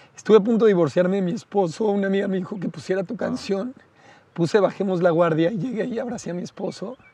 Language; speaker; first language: Spanish; native; Spanish